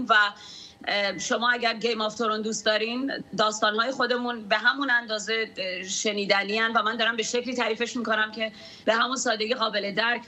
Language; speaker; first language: Persian; native; Persian